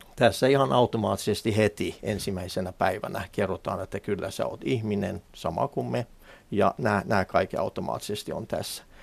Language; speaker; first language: Finnish; non-native, fluent; Persian